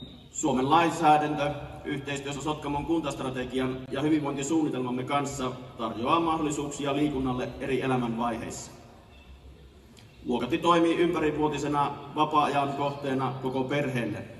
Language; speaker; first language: Finnish; native; Finnish